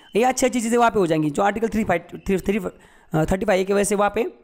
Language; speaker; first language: Hindi; non-native, local second language; Marathi